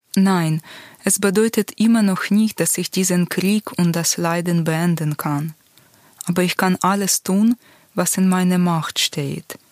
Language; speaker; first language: German; non-native, fluent; Ukrainian